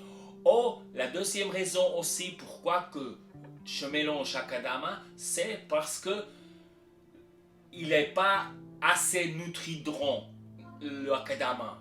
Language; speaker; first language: French; non-native, local second language; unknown